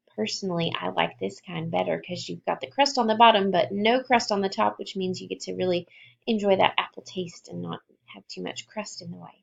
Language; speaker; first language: English; native; English